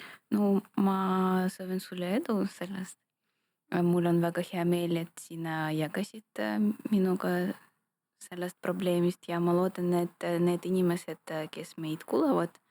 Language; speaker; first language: Estonian; non-native, local second language; Russian